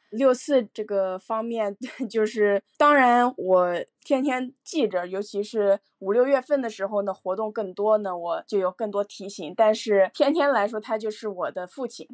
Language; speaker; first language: Chinese; early bilingual, heritage; Chinese